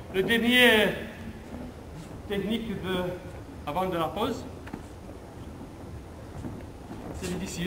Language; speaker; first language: French; non-native, learner; Romanian